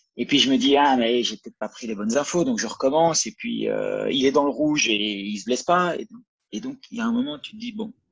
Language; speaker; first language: French; native; French